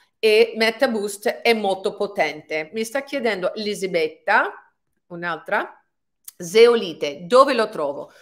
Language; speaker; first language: Italian; non-native, fluent; English